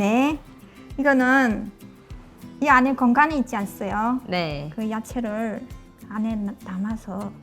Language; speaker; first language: Korean; non-native, learner; Chinese